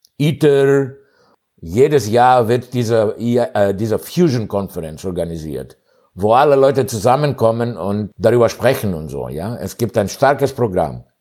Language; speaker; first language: German; non-native, fluent; Greek